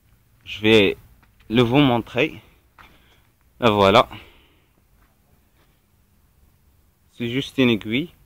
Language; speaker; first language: French; non-native, local second language; Arabic